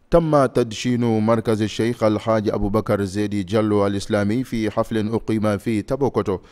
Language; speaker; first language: Arabic; non-native, fluent; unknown